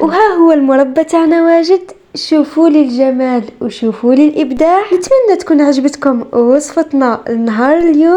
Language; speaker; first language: Arabic; native; Arabic